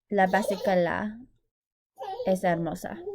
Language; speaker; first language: Spanish; non-native, learner; English